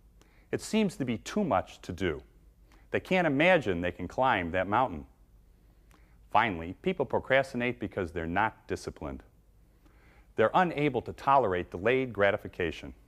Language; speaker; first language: English; native; English